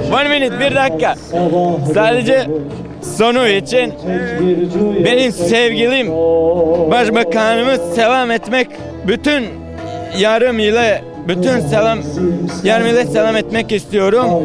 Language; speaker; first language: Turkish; non-native, learner; Bosnian